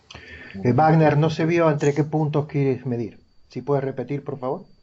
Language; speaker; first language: Spanish; native; Spanish